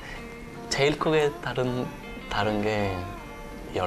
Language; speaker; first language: Korean; non-native, fluent; Spanish